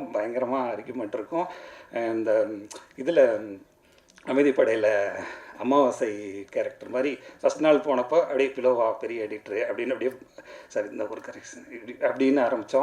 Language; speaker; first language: Tamil; native; Tamil